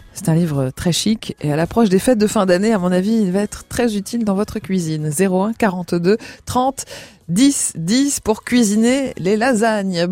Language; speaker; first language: French; native; French